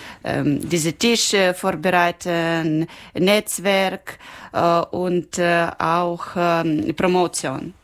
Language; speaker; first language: German; non-native, learner; Ukrainian